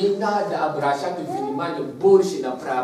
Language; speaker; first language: Russian; non-native, learner; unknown